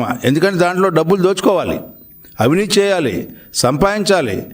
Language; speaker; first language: Telugu; native; Telugu